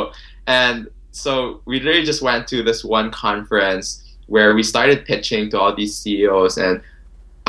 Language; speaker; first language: English; non-native, local second language; Filipino